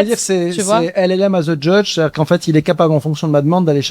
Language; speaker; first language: French; native; French